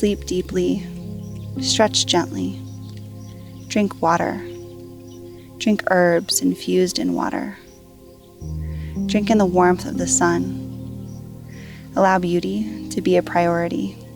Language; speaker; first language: English; native; English